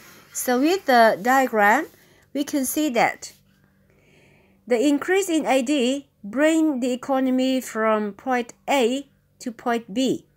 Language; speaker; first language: English; non-native, fluent; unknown